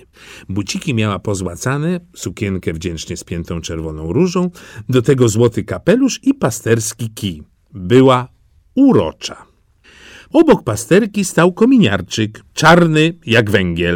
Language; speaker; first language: Polish; native; Polish